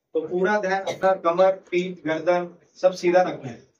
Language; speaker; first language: Hindi; non-native, local second language; Marathi